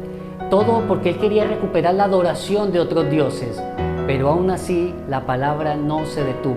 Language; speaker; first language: Spanish; native; Spanish